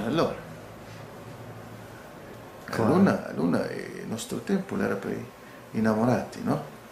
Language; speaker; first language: Italian; non-native, learner; Portuguese